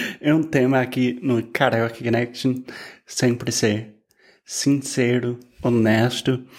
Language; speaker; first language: Portuguese; non-native, fluent; English